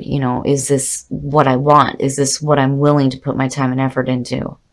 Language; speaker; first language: English; native; English